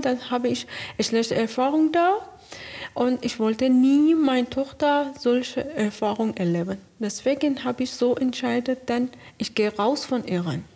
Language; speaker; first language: German; non-native, learner; Persian